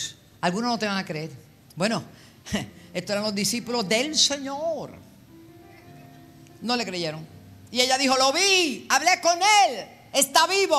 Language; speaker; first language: Spanish; native; Spanish